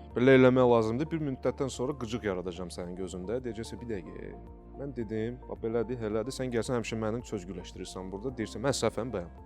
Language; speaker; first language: Azerbaijani; non-native, local second language; Russian